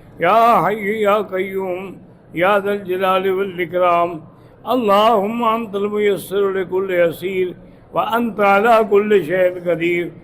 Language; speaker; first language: Urdu; native; Urdu